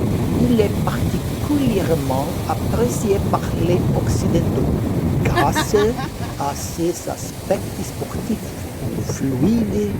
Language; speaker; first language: French; non-native, learner; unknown